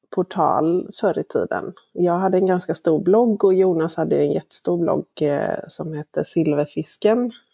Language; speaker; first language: Swedish; native; Swedish